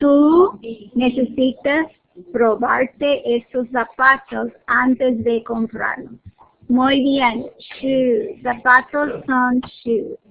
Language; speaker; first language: Spanish; non-native, fluent; English